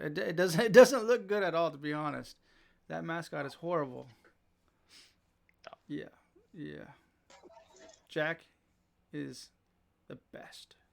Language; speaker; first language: English; native; English